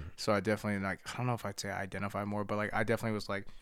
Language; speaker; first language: English; early bilingual, other home language; Spanish